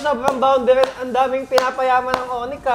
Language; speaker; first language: Filipino; native; Filipino